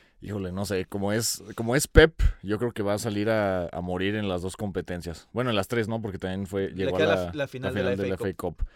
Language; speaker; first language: Spanish; native; Spanish